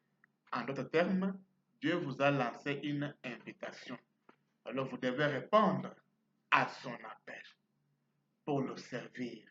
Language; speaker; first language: French; non-native, fluent; Portuguese